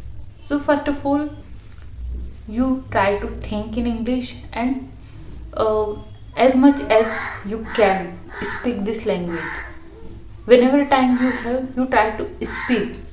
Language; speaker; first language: English; non-native, learner; Hindi